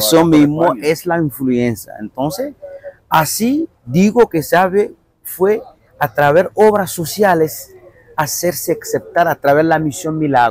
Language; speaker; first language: Spanish; non-native, fluent; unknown